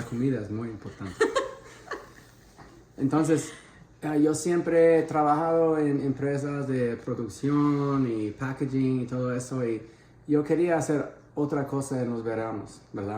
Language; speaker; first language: Spanish; non-native, fluent; English